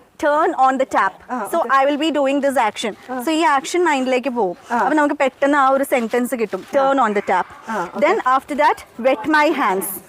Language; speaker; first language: English; non-native, local second language; Malayalam